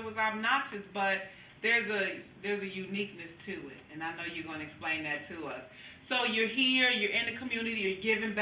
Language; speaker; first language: English; native; English